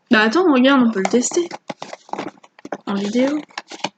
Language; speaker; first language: French; native; French